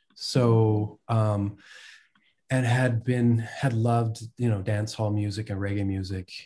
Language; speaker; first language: English; native; English